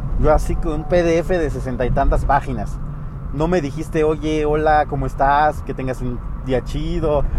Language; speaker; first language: Spanish; native; Spanish